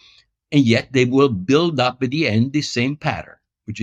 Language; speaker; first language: English; non-native, fluent; Italian